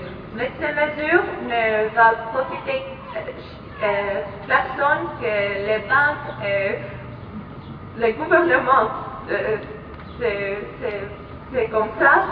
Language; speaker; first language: French; non-native, fluent; Greek